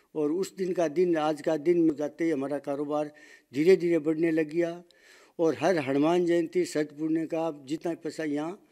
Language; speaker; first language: Hindi; native; Hindi